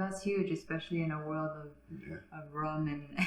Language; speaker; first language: English; native; English